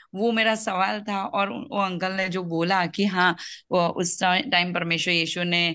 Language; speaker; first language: Hindi; non-native, local second language; Gujarati